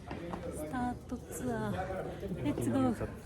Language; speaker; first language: Japanese; native; Japanese